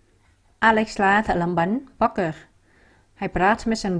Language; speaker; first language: Dutch; non-native, fluent; Vietnamese